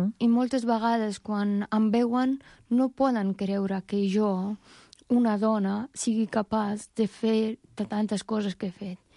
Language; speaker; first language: Catalan; non-native, fluent; Persian